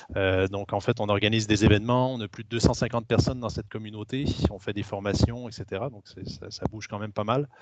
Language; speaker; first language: French; native; French